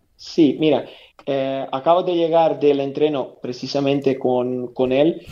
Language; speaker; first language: Spanish; non-native, fluent; Serbian